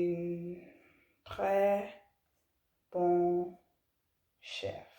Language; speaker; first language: French; non-native, learner; English